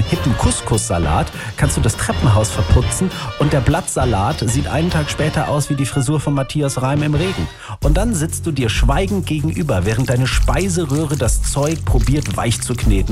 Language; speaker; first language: German; native; German